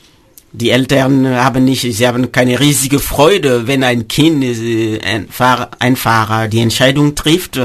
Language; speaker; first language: German; non-native, fluent; Mossi